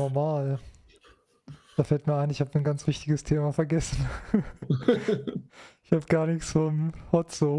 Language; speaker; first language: German; native; German